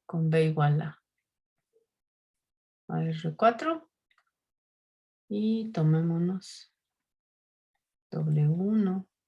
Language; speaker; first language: Spanish; native; Spanish